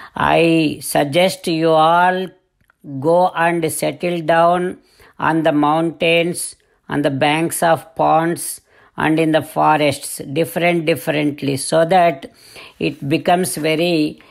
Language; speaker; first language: English; non-native, local second language; Telugu